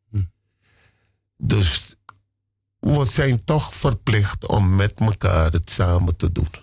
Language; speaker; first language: Dutch; native; Dutch